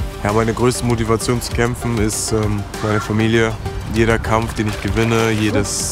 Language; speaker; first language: German; native; German